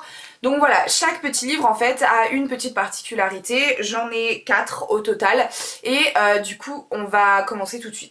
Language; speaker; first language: French; native; French